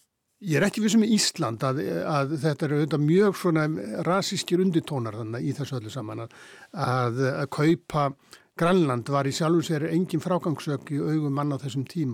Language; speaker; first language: Icelandic; native; Icelandic